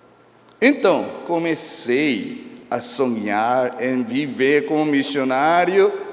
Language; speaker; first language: Portuguese; non-native, fluent; Korean